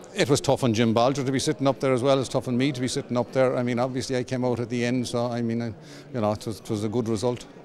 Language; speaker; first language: English; native; English